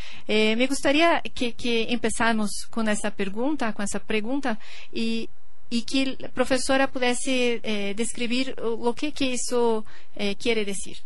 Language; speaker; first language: Spanish; non-native, learner; Portuguese